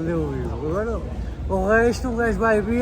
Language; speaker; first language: Portuguese; native; Portuguese